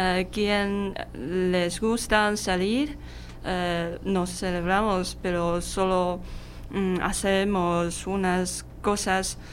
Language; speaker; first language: Spanish; non-native, learner; Chinese